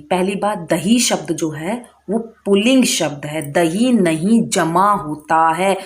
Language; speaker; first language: Hindi; native; Hindi